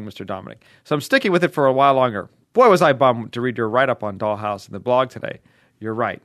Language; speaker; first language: English; native; English